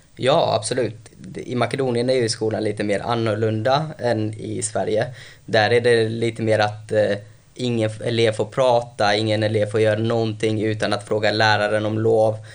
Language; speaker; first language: Swedish; early bilingual, other home language; Albanian